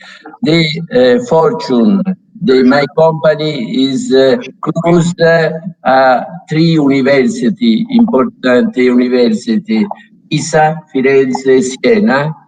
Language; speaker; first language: English; non-native, learner; Italian